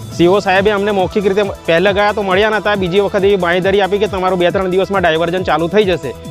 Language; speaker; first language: Gujarati; native; Gujarati